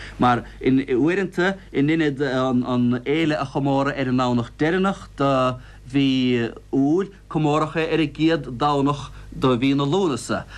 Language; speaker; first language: Irish; native; Irish